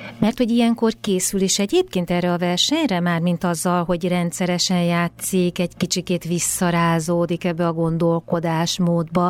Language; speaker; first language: Hungarian; native; Hungarian